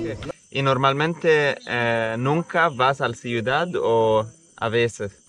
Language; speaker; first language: Spanish; non-native, learner; Arabic